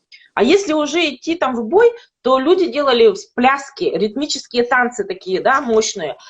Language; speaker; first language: Russian; native; Russian